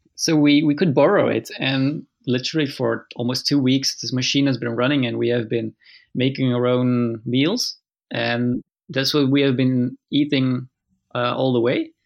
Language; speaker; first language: English; non-native, fluent; Dutch